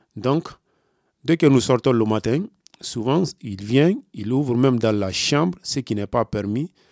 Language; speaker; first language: French; non-native, local second language; Fula